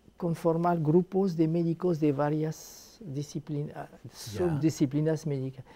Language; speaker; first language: Spanish; non-native, fluent; Arabic